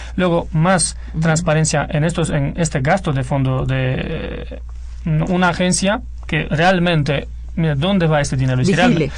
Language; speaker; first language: Spanish; non-native, fluent; Romanian